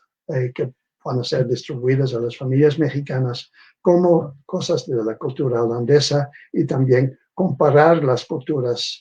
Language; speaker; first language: Spanish; non-native, fluent; Dutch